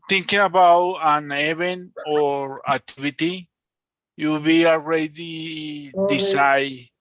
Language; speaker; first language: English; non-native, learner; Spanish